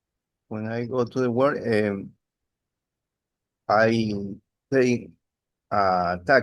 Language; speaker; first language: English; non-native, learner; Spanish